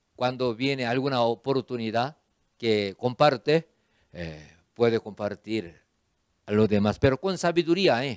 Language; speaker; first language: Spanish; non-native, fluent; Korean